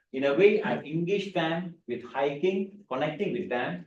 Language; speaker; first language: English; non-native, local second language; Tamil